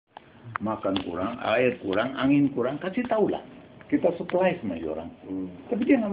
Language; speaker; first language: Indonesian; non-native, fluent; Sindhi